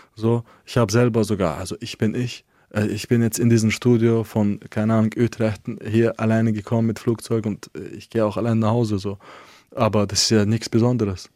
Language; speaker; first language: German; non-native, fluent; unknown